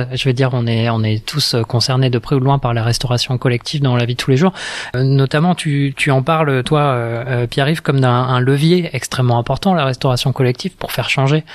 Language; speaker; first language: French; native; French